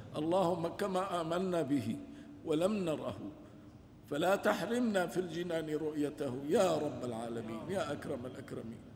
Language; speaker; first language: Arabic; non-native, local second language; Kurdish